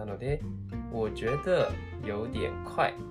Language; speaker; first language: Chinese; non-native, learner; Japanese